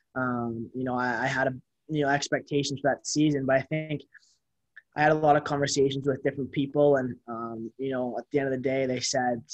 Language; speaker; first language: English; native; English